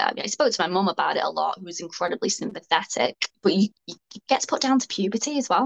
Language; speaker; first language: English; native; English